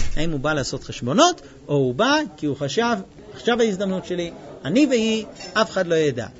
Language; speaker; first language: Hebrew; non-native, fluent; English